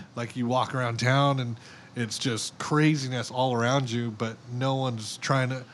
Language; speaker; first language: English; native; English